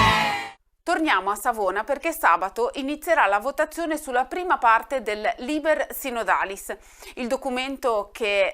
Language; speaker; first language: Italian; native; Italian